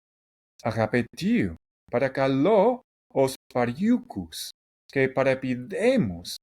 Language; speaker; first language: Greek; non-native, fluent; English